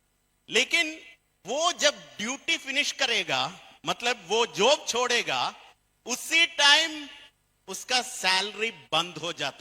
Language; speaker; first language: Hindi; non-native, fluent; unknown